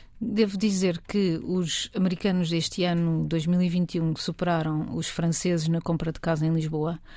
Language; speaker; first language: Portuguese; native; Portuguese